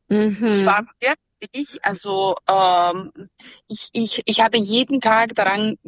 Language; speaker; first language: German; non-native, learner; Serbian